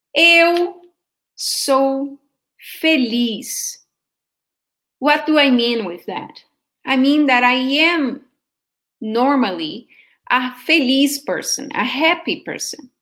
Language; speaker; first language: English; non-native, fluent; Portuguese